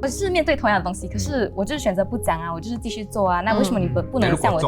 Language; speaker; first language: Chinese; native; Chinese